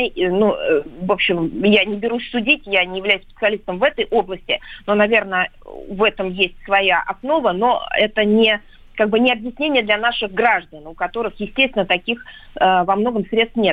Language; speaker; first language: Russian; native; Russian